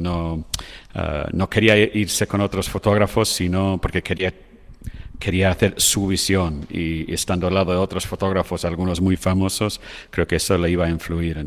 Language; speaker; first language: Spanish; non-native, fluent; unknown